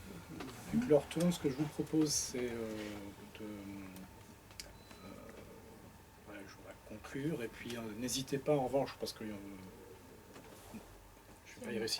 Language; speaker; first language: French; native; French